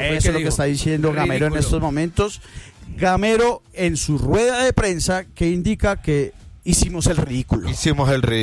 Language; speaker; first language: Spanish; native; Spanish